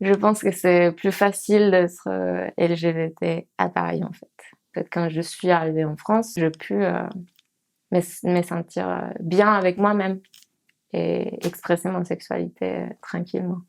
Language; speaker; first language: French; non-native, fluent; Spanish